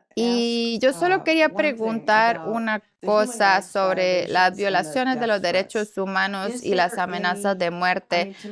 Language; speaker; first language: Spanish; non-native, fluent; English